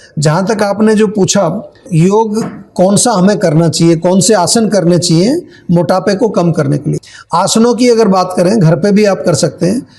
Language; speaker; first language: Hindi; native; Hindi